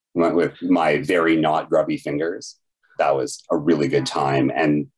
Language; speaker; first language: English; native; English